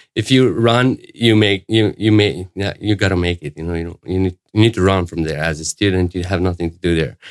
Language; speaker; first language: English; non-native, fluent; Arabic